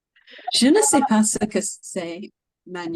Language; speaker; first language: French; non-native, fluent; English